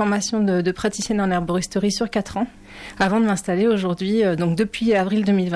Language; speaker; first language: French; native; French